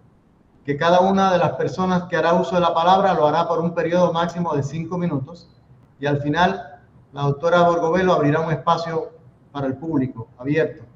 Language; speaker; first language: Spanish; native; Spanish